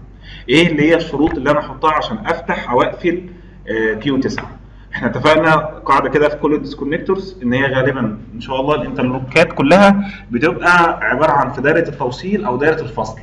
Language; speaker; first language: Arabic; native; Arabic